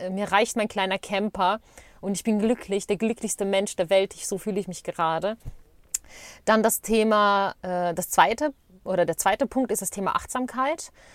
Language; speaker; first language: German; early bilingual, other home language; Bosnian